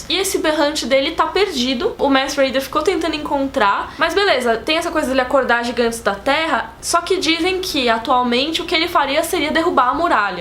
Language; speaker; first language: Portuguese; native; Portuguese